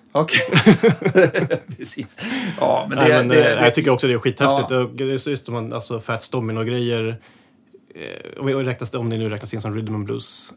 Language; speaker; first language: Swedish; native; Swedish